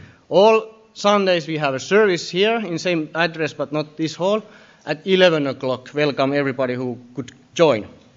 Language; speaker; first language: English; non-native, fluent; Finnish